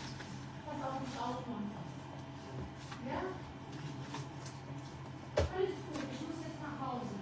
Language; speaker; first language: German; non-native, learner; Russian